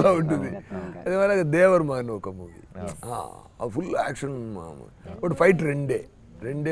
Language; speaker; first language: Telugu; non-native, learner; Tamil